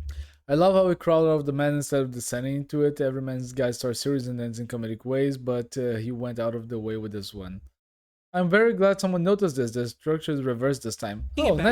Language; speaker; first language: English; non-native, fluent; Portuguese